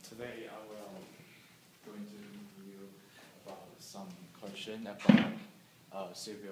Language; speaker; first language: English; non-native, learner; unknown